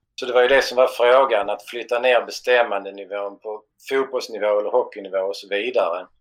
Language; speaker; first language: Swedish; native; Swedish